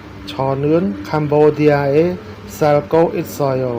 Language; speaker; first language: Korean; non-native, learner; Khmer